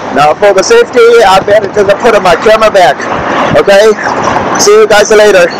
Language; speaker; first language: English; non-native, fluent; Chinese